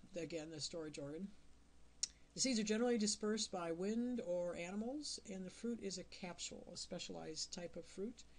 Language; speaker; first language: English; native; English